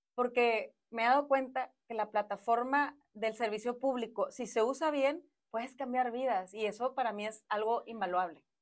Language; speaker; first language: Spanish; native; Spanish